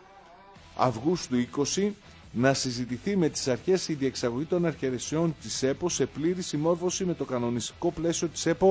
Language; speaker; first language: Greek; native; Greek